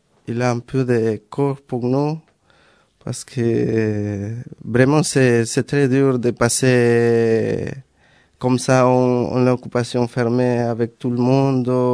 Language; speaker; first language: French; non-native, learner; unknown